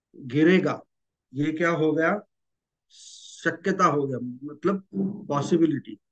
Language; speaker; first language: Hindi; non-native, local second language; Marathi